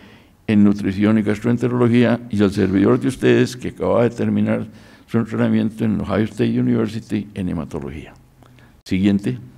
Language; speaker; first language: Spanish; native; Spanish